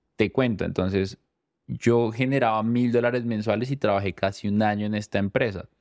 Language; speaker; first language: Spanish; native; Spanish